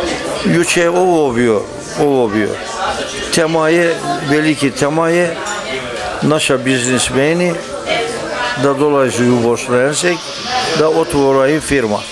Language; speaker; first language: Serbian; early bilingual, heritage; Turkish